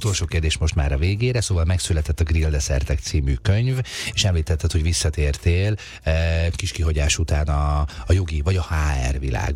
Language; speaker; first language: Hungarian; native; Hungarian